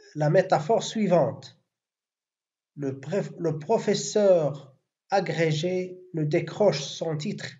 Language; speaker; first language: French; non-native, local second language; Arabic